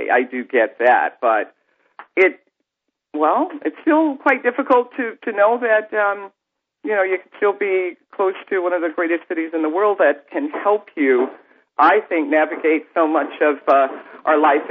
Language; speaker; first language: English; native; English